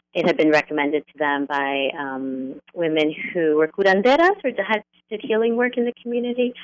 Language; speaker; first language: English; native; English